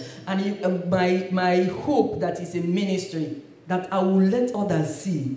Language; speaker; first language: English; non-native, local second language; Igbo